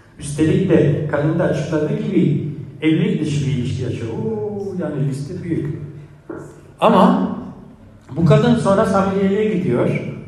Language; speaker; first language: Turkish; non-native, fluent; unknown